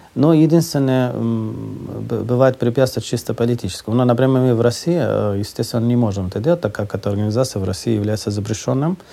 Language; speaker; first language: Russian; non-native, fluent; Persian